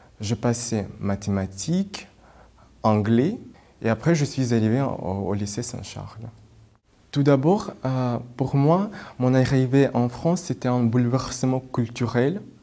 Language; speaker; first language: French; non-native, learner; Russian